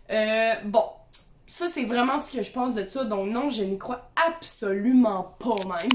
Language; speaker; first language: French; native; French